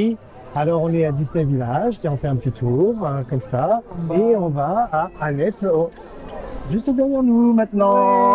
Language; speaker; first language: French; native; French